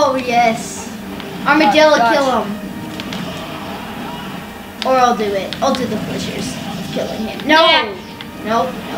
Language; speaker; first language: English; native; English